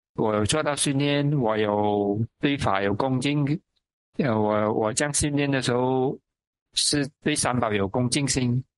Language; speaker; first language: Chinese; non-native, local second language; Min Nan Chinese